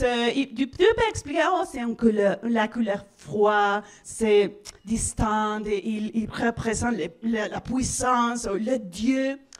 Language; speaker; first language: French; non-native, learner; Spanish